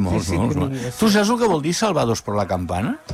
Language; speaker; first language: Catalan; native; Catalan